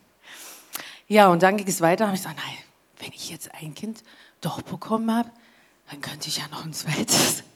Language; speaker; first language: German; non-native, fluent; English